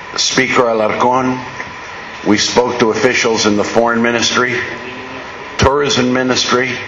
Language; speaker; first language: English; early bilingual, other home language; Spanish